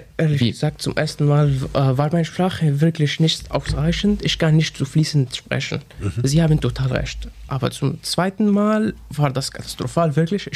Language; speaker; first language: German; non-native, learner; Arabic